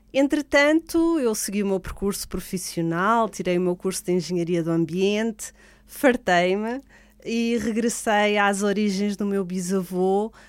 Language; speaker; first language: Portuguese; native; Portuguese